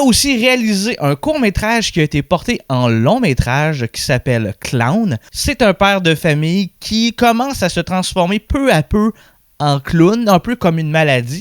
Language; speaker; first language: French; native; French